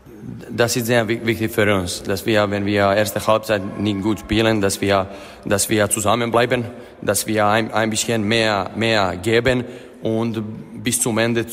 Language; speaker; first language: German; non-native, fluent; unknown